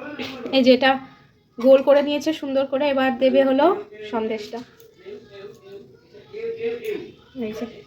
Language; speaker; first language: Bangla; native; Bangla